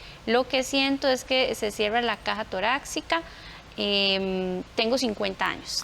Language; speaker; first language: Spanish; native; Spanish